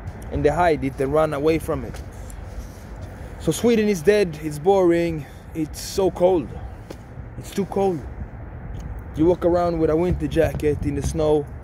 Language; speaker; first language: English; non-native, fluent; Swedish